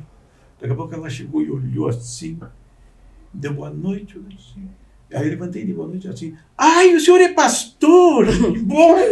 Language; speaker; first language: Portuguese; native; Portuguese